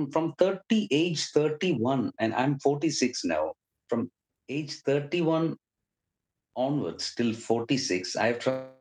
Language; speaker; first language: English; non-native, local second language; Malayalam